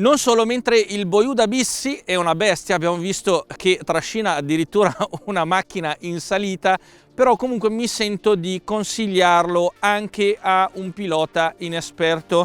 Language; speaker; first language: Italian; native; Italian